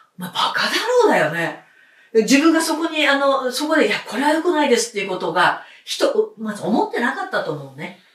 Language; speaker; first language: Japanese; native; Japanese